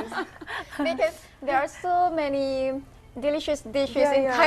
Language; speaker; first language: English; non-native, fluent; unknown